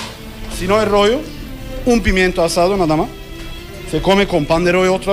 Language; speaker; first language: Spanish; non-native, learner; Turkish